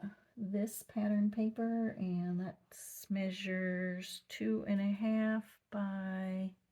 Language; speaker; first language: English; native; English